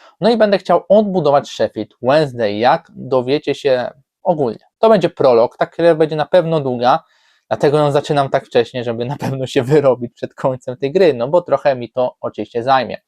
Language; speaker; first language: Polish; native; Polish